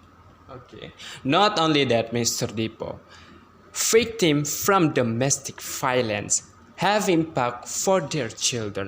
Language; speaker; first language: English; non-native, learner; Indonesian